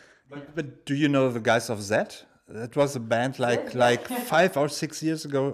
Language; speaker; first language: English; non-native, fluent; German